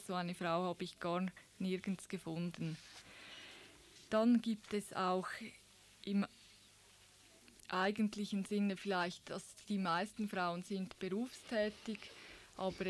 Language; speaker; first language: German; native; German